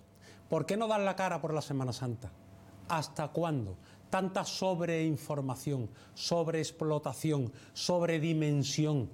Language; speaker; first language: Spanish; native; Spanish